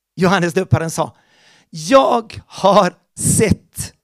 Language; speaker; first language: Swedish; non-native, fluent; Portuguese